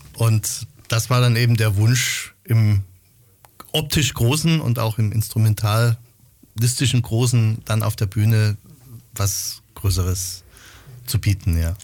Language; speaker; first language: German; native; German